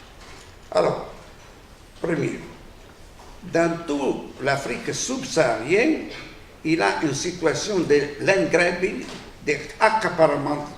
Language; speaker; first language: French; non-native, fluent; Italian